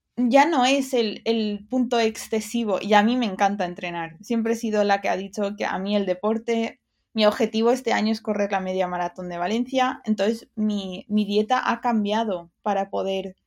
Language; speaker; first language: Spanish; early bilingual, other home language; English